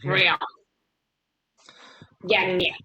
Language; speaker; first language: French; non-native, learner; English